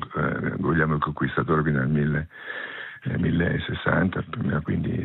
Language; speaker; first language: Italian; native; Italian